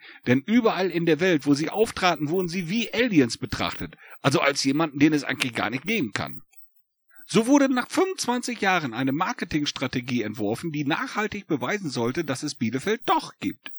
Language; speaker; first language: German; native; German